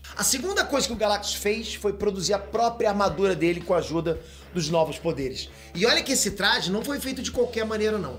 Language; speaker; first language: Portuguese; native; Portuguese